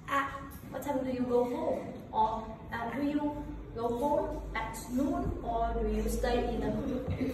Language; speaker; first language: English; non-native, fluent; Vietnamese